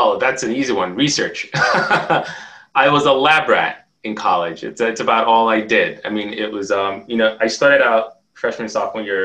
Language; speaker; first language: English; non-native, local second language; Yoruba